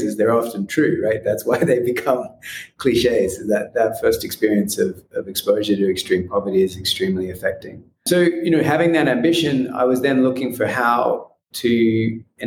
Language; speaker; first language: English; native; English